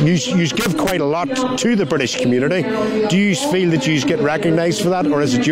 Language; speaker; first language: English; native; English